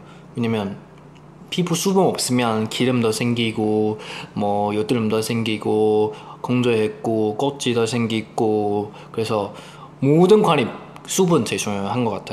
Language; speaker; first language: Korean; non-native, fluent; Chinese